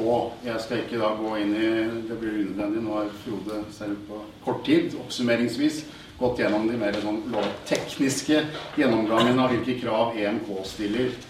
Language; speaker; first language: Norwegian; native; Norwegian